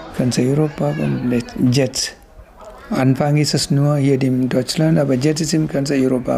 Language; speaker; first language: German; non-native, learner; Tamil